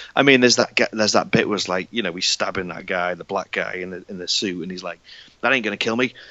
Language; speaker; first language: English; native; English